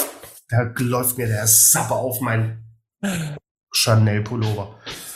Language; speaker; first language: German; native; German